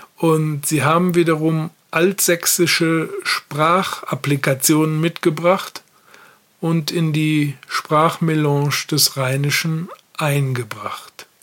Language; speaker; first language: German; native; German